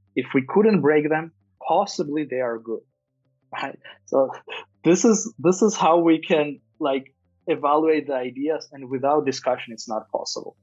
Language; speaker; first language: English; non-native, fluent; Armenian